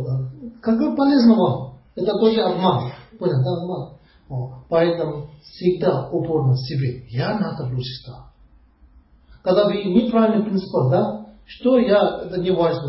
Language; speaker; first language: Russian; non-native, learner; Tibetan